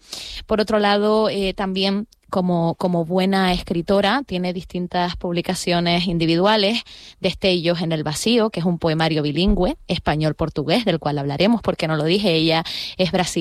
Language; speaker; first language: Spanish; native; Spanish